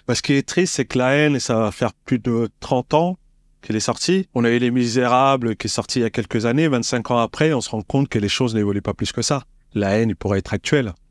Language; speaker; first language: French; native; French